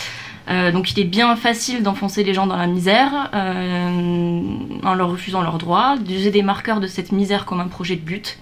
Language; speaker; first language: French; native; French